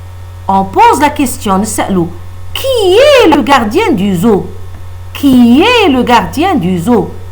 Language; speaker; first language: French; non-native, local second language; Arabic